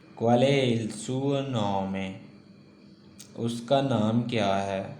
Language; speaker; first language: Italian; non-native, learner; Urdu